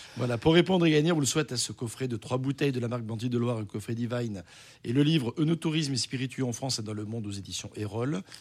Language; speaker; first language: French; native; French